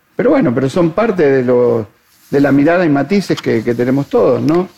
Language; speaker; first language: Spanish; native; Spanish